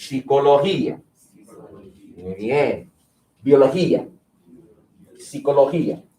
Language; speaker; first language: Spanish; non-native, fluent; English